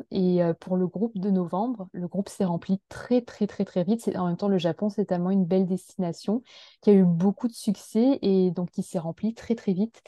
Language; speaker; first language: French; native; French